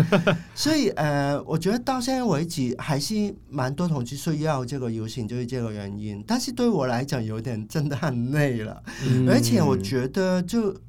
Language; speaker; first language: Chinese; non-native, fluent; Cantonese